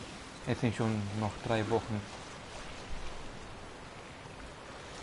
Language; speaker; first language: German; non-native, fluent; Romanian